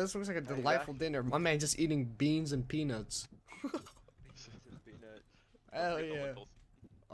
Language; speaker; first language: English; native; English